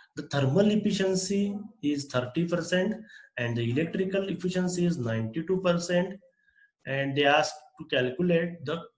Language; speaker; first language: English; non-native, local second language; Marathi